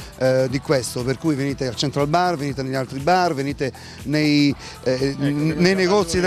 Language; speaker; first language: Italian; native; Italian